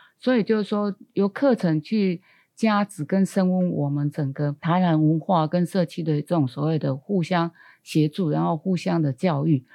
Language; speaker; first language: Chinese; native; Chinese